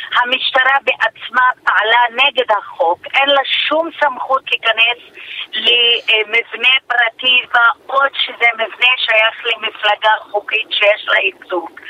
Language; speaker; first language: Hebrew; non-native, local second language; Arabic